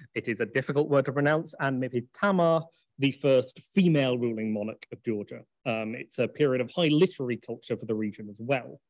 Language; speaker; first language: English; native; English